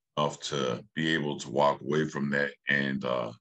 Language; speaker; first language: English; native; English